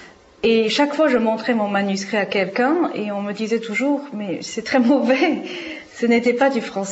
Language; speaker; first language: French; non-native, fluent; Chinese